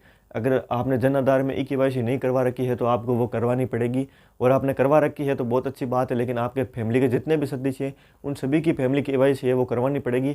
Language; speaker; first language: Hindi; non-native, local second language; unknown